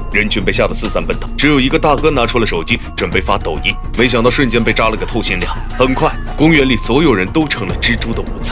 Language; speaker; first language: Chinese; native; Chinese